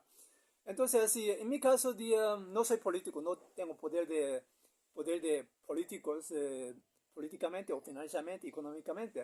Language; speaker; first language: Spanish; non-native, learner; Korean